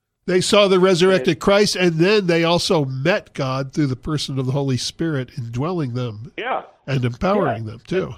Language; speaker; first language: English; native; English